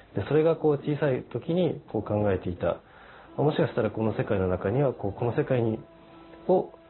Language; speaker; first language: Japanese; native; Japanese